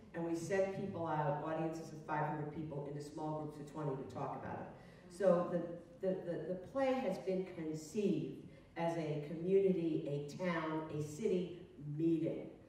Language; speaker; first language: English; native; English